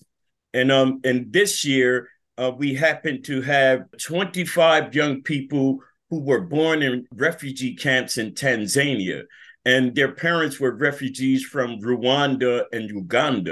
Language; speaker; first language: English; native; English